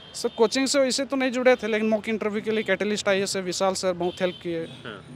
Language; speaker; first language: Hindi; native; Hindi